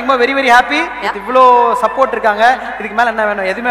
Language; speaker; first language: Tamil; native; Tamil